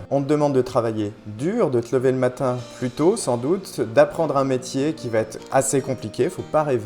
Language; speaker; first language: French; native; French